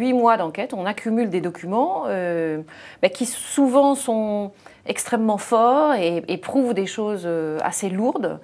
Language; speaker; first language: French; native; French